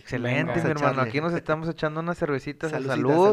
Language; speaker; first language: Spanish; native; Spanish